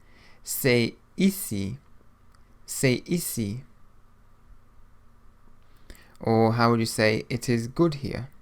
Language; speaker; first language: French; non-native, fluent; English